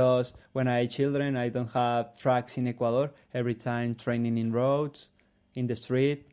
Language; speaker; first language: English; non-native, learner; Spanish